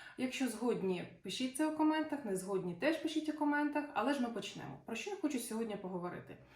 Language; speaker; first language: Ukrainian; non-native, local second language; Russian